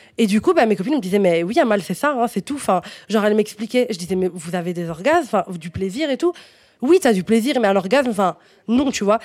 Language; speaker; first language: French; non-native, fluent; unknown